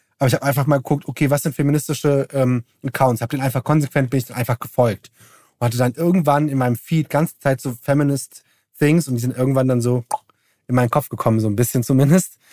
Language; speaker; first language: German; early bilingual, other home language; Turkish